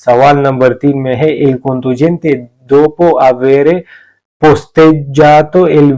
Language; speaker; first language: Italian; non-native, learner; Urdu